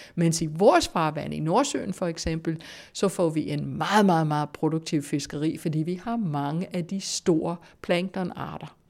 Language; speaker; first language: Danish; non-native, fluent; English